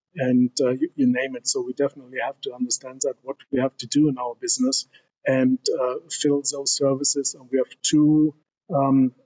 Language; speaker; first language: English; non-native, fluent; German